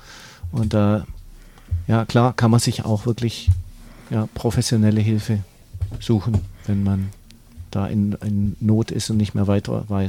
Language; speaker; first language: German; native; German